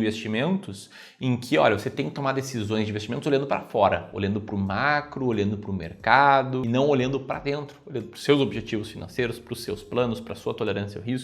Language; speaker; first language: Portuguese; native; Portuguese